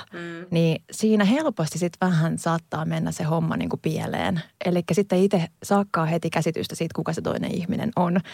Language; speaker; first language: Finnish; native; Finnish